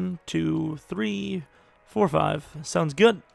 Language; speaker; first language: English; native; English